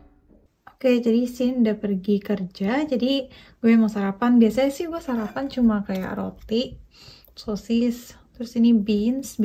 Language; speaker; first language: Indonesian; native; Indonesian